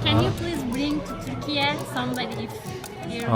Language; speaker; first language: English; non-native, learner; Turkish